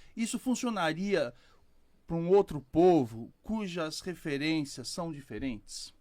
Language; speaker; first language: Portuguese; native; Portuguese